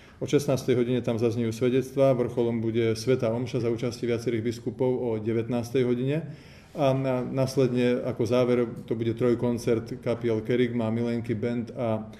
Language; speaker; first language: Slovak; native; Slovak